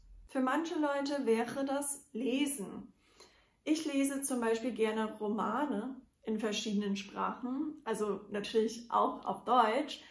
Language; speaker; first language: German; non-native, fluent; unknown